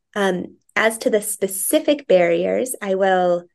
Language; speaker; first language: English; native; English